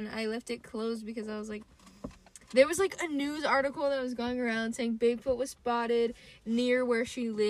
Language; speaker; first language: English; native; English